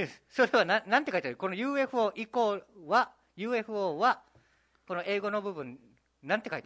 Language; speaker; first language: Japanese; native; Japanese